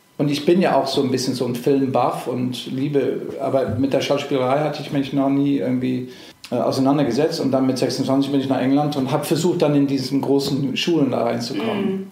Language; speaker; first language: German; early bilingual, other home language; English